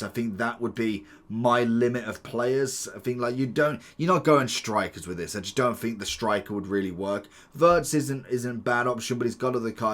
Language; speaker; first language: English; native; English